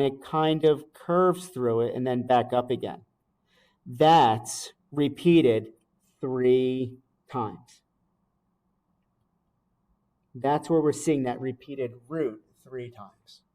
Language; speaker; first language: English; native; English